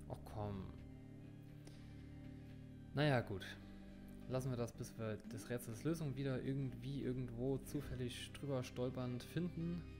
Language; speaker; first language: German; native; German